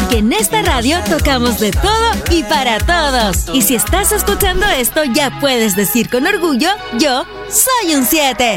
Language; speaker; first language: Spanish; native; Spanish